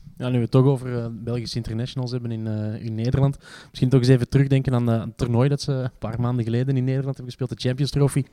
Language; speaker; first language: Dutch; native; Dutch